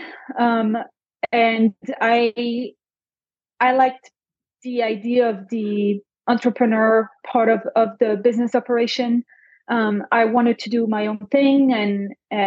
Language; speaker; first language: English; non-native, fluent; French